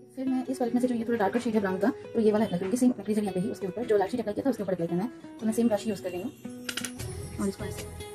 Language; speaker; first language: Hindi; non-native, local second language; Bangla